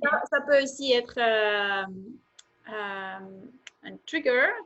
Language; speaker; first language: French; non-native, fluent; Estonian